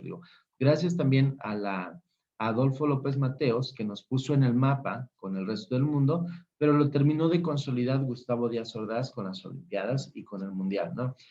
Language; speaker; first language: Spanish; native; Spanish